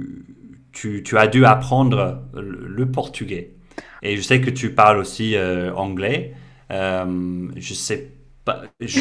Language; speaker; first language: French; non-native, fluent; English